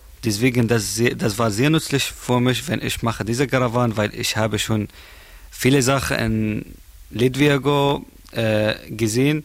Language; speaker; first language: German; non-native, learner; Arabic